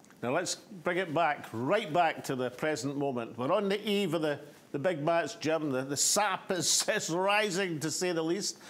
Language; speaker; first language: English; native; English